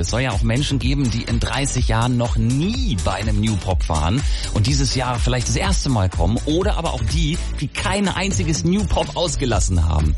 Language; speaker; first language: German; native; German